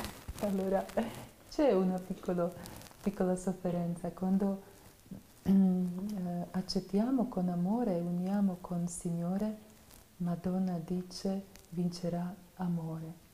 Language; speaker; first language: Italian; non-native, fluent; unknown